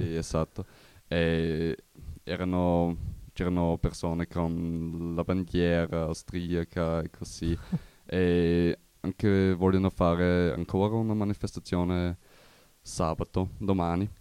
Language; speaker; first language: Italian; non-native, learner; German